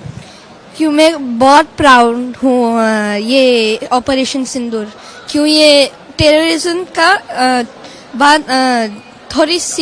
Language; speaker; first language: Hindi; non-native, learner; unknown